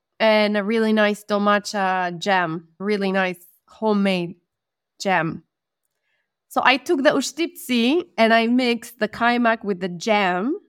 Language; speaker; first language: English; non-native, fluent; Spanish